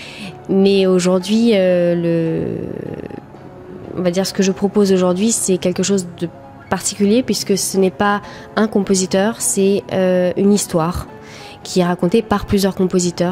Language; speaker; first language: French; native; French